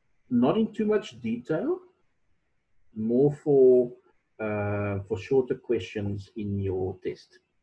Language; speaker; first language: English; non-native, local second language; Afrikaans